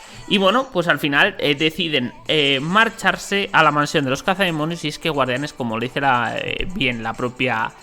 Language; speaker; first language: Spanish; native; Spanish